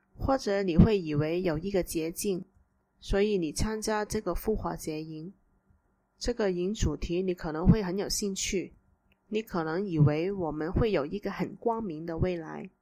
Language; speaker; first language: Chinese; native; Chinese